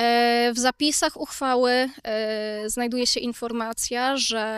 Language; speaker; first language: Polish; native; Polish